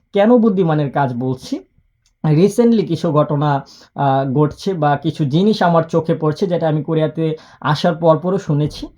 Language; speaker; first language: Bangla; native; Bangla